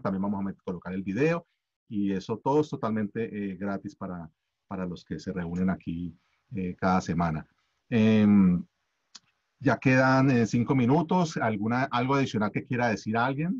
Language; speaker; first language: Spanish; native; Spanish